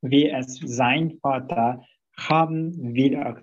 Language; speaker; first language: German; non-native, fluent; Turkish